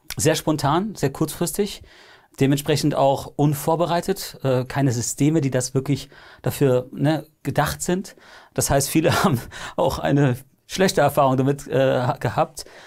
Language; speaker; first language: German; early bilingual, other home language; English